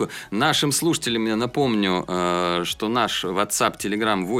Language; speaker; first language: Russian; native; Russian